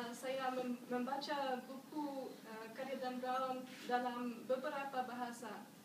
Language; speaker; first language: Indonesian; non-native, learner; German